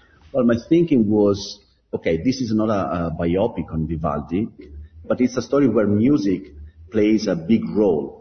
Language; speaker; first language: English; non-native, fluent; Italian